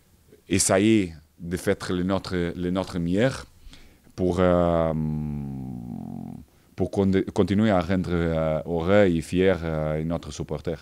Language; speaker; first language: French; non-native, fluent; Portuguese